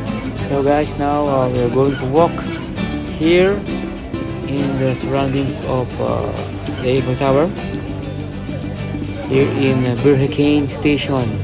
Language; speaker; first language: English; non-native, local second language; Filipino